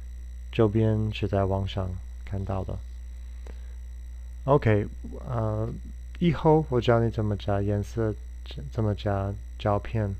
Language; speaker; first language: Chinese; non-native, fluent; English